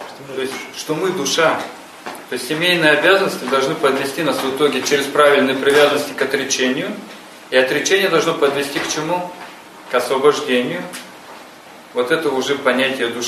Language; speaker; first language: Russian; native; Russian